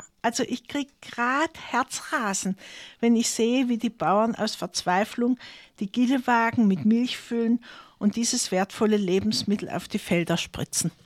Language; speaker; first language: German; native; German